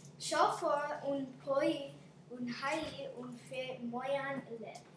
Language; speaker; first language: French; non-native, learner; English